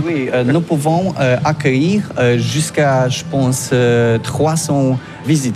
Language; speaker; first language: French; non-native, learner; Polish